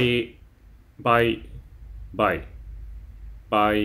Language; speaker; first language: English; non-native, learner; Japanese